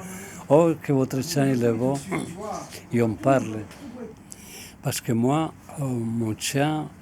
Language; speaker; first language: French; non-native, fluent; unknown